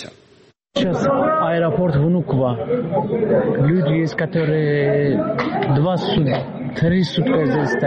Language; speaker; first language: Russian; non-native, learner; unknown